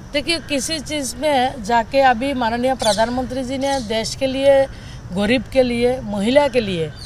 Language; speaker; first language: Hindi; non-native, local second language; Bangla